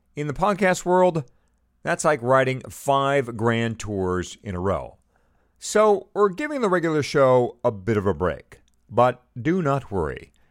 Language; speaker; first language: English; native; English